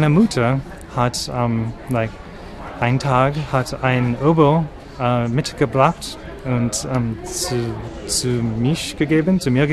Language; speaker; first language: German; non-native, learner; English